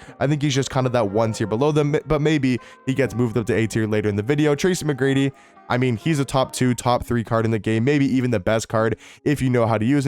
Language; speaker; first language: English; native; English